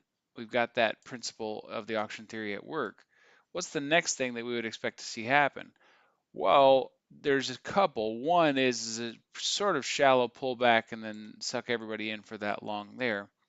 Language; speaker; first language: English; native; English